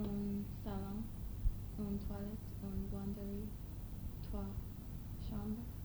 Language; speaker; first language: French; non-native, learner; English